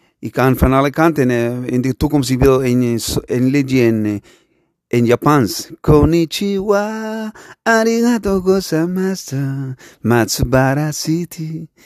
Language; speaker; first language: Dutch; non-native, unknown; Spanish